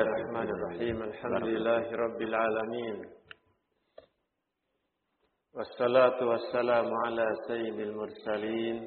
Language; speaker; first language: Arabic; non-native, fluent; Indonesian